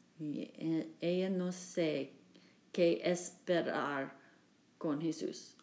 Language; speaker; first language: Spanish; non-native, learner; English